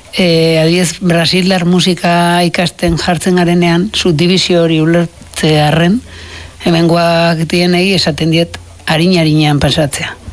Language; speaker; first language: Basque; native; Basque